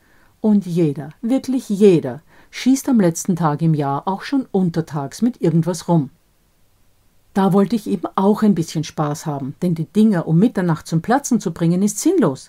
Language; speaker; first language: German; native; German